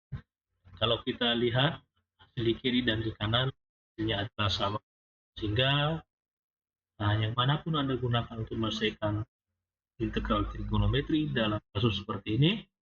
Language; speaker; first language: Indonesian; native; Indonesian